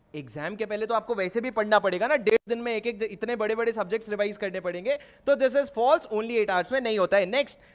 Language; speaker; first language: Hindi; non-native, local second language; Odia